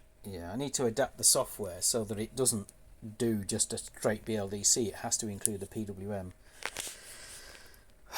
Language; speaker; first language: English; native; English